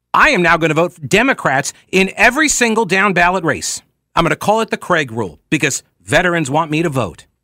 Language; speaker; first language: English; native; English